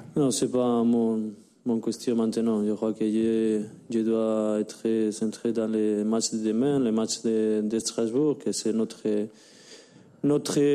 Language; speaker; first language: French; non-native, learner; Spanish